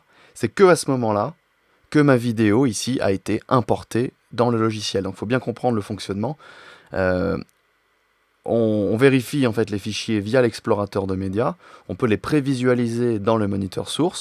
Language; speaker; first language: French; native; French